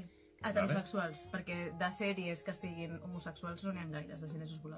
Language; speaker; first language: Catalan; native; Catalan